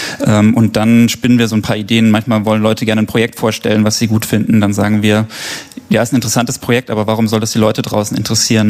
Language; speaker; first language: German; native; German